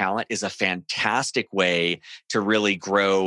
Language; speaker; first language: English; native; English